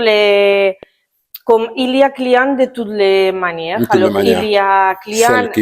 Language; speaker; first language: French; non-native, learner; Spanish